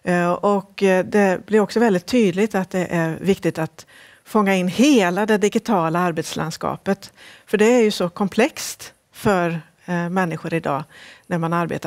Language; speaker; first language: Swedish; native; Swedish